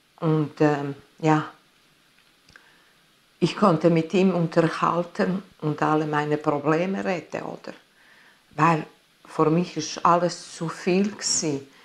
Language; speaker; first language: German; non-native, fluent; Italian